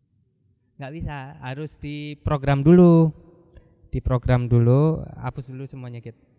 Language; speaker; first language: Indonesian; native; Indonesian